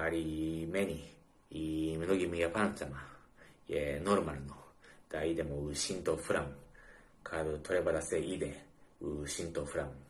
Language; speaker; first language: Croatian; non-native, learner; Japanese